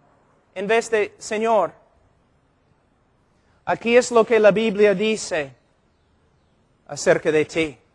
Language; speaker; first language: Spanish; non-native, fluent; English